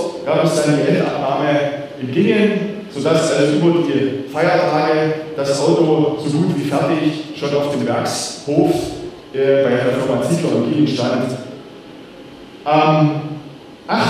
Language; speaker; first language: German; native; German